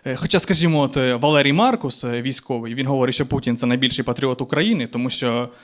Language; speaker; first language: Ukrainian; native; Ukrainian